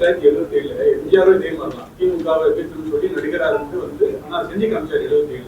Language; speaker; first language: Tamil; native; Tamil